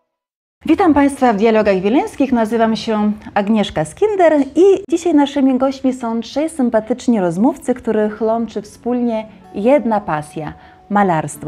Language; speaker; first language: Polish; native; Polish